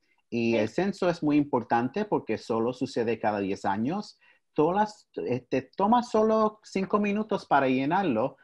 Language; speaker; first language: Spanish; early bilingual, heritage; English